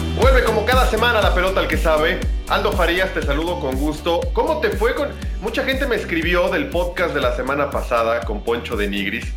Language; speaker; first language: Spanish; native; Spanish